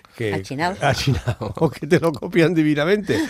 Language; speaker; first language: Spanish; native; Spanish